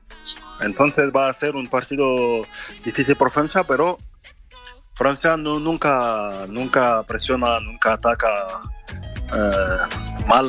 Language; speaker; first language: Spanish; non-native, fluent; French